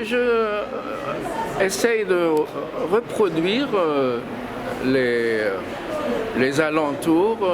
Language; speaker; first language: French; non-native, fluent; German